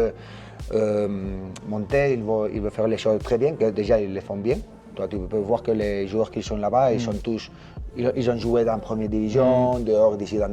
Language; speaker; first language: French; non-native, learner; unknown